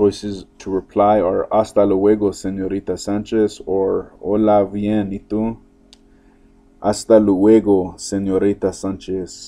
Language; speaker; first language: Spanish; non-native, learner; English